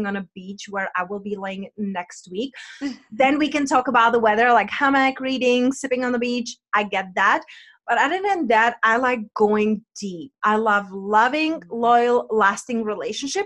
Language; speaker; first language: English; non-native, fluent; Czech